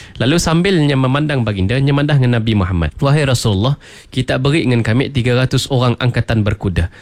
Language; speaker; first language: Malay; native; Malay